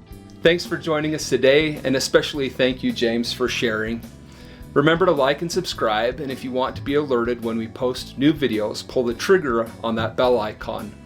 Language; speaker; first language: English; native; English